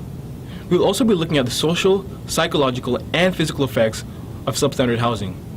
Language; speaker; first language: English; early bilingual, other home language; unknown